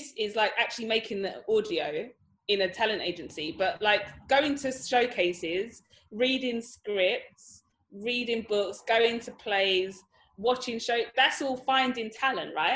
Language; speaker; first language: English; native; English